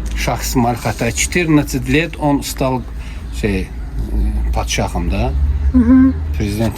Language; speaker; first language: Russian; non-native, local second language; Azerbaijani